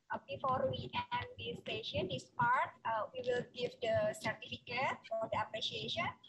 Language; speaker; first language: English; non-native, fluent; Indonesian